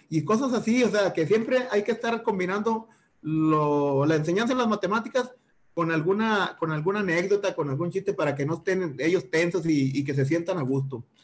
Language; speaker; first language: Spanish; native; Spanish